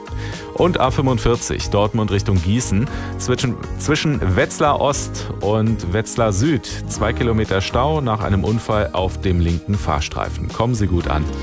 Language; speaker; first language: German; native; German